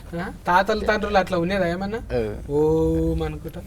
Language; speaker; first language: Telugu; native; Telugu